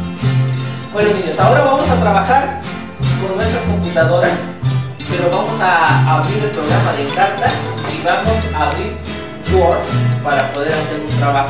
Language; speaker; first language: Spanish; native; Spanish